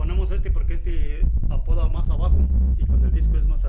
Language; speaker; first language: Spanish; native; Spanish